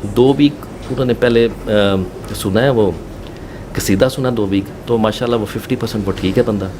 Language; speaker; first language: Urdu; native; Urdu